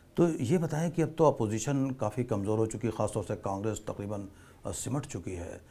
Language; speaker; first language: Urdu; native; Urdu